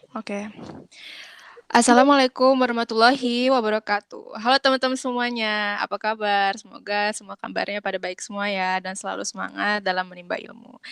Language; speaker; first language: Indonesian; native; Indonesian